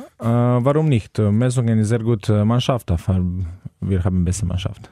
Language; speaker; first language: German; non-native, learner; Slovenian